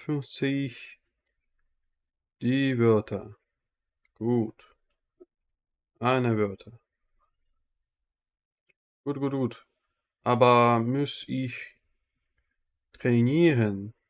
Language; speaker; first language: German; non-native, learner; Russian